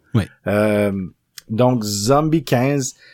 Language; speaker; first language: French; native; French